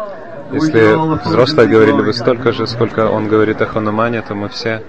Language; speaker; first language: Russian; native; Russian